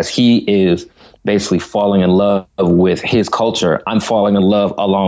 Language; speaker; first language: English; native; English